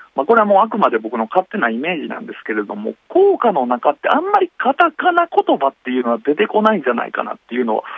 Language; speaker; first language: Japanese; native; Japanese